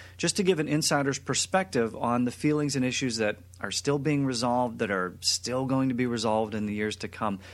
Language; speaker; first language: English; native; English